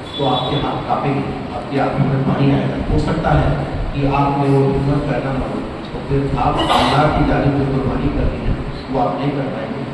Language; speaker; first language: Urdu; native; Urdu